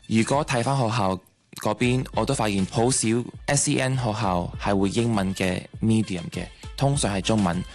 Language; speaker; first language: Cantonese; non-native, local second language; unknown